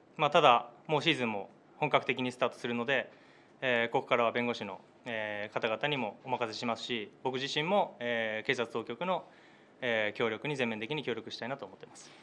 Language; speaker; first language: Japanese; native; Japanese